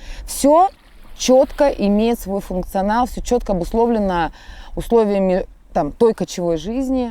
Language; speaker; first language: Russian; native; Russian